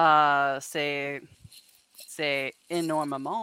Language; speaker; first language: French; non-native, learner; English